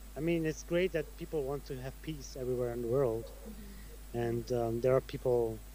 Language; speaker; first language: English; non-native, fluent; Italian